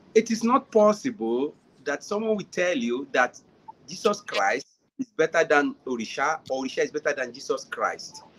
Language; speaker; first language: English; non-native, local second language; Yoruba